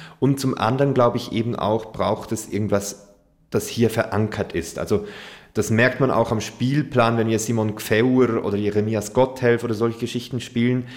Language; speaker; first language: German; native; German